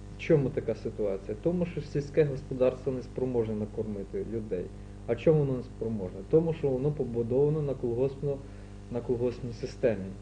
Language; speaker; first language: Ukrainian; native; Ukrainian